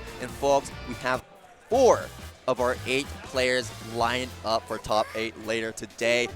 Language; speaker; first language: English; native; English